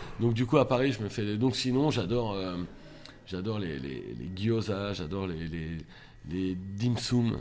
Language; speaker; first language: French; native; French